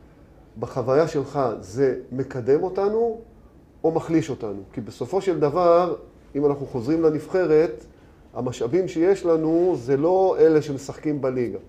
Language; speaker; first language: Hebrew; native; Hebrew